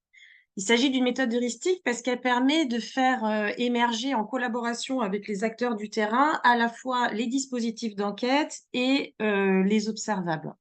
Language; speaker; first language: French; native; French